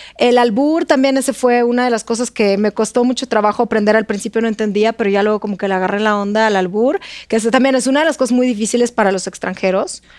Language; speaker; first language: Spanish; non-native, fluent; Russian